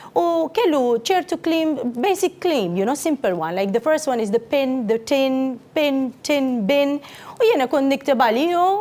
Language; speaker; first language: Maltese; non-native, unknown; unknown